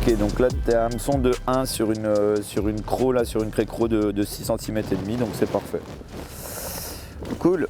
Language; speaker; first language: French; native; French